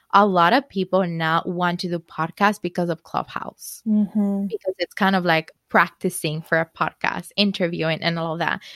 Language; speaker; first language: English; non-native, fluent; Spanish